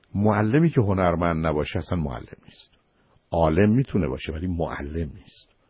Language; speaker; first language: Persian; native; Persian